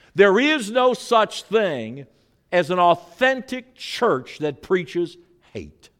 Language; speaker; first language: English; native; English